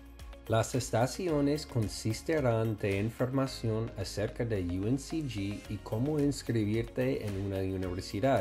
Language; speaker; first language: Spanish; non-native, fluent; English